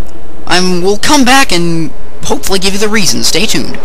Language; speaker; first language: English; native; English